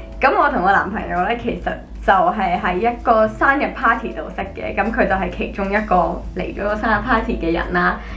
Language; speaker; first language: Cantonese; early bilingual, other home language; Hindi